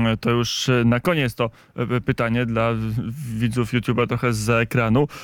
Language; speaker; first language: Polish; native; Polish